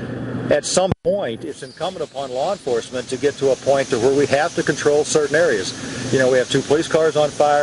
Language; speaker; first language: English; native; English